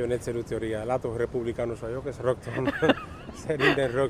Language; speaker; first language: Hungarian; early bilingual, heritage; Hungarian